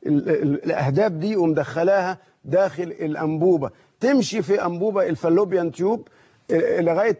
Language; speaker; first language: Arabic; native; Arabic